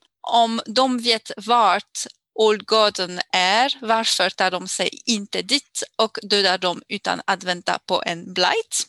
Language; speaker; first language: Swedish; non-native, fluent; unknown